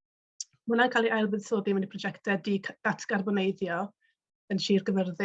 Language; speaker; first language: Welsh; native; Welsh